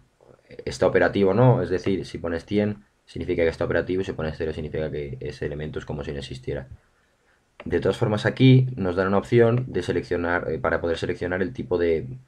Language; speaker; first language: Spanish; native; Spanish